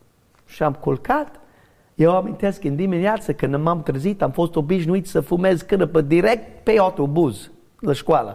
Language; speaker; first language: Romanian; non-native, learner; English